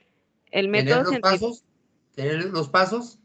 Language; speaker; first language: Spanish; native; Spanish